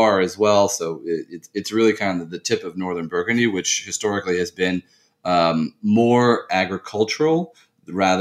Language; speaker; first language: English; native; English